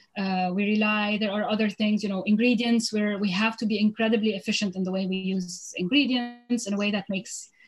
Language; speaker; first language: English; non-native, fluent; Arabic